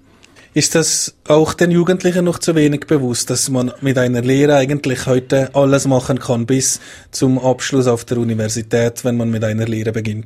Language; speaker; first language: German; native; German